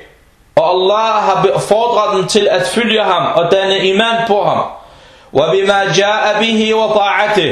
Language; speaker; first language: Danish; non-native, fluent; Arabic